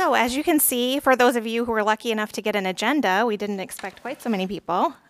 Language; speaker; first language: English; native; English